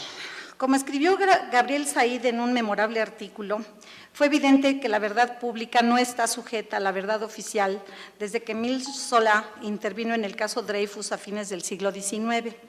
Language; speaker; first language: Spanish; native; Spanish